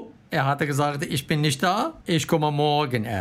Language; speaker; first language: German; non-native, learner; Arabic